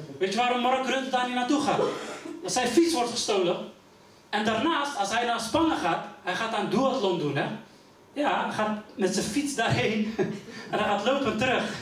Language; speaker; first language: Dutch; early bilingual, other home language; Riffian